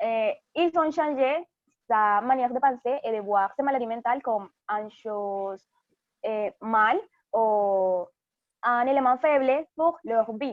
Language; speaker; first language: French; non-native, fluent; Spanish